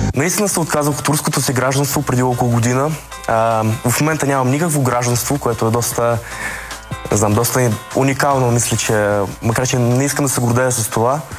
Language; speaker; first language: Bulgarian; early bilingual, other home language; Russian